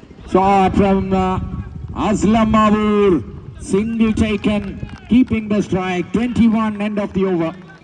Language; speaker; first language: English; non-native, local second language; Malayalam